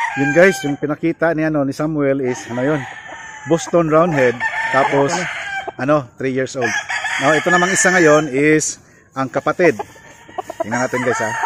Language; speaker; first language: Filipino; non-native, local second language; Cebuano